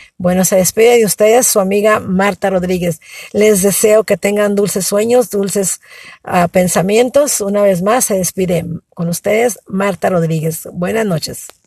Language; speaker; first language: Spanish; native; Spanish